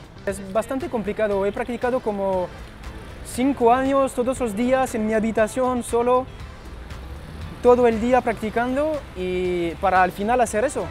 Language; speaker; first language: Spanish; early bilingual, heritage; French